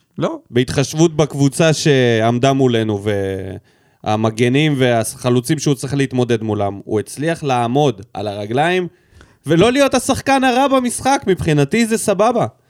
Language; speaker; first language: Hebrew; native; Hebrew